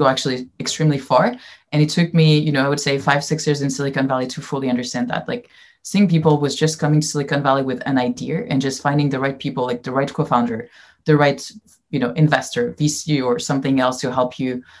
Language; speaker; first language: English; non-native, fluent; French